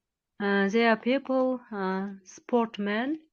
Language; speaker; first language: English; non-native, learner; Kyrgyz